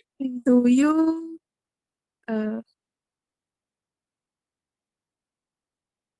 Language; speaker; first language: English; non-native, learner; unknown